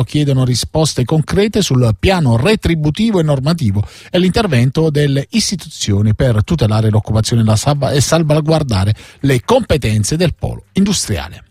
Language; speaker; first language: Italian; native; Italian